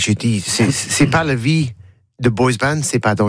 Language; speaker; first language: French; non-native, learner; English